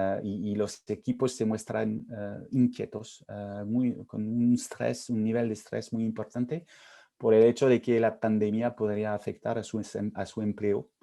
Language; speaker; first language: Spanish; non-native, fluent; French